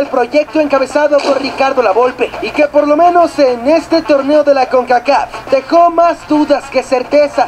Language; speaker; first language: Spanish; native; Spanish